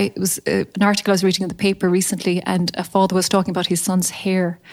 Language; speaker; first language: English; native; English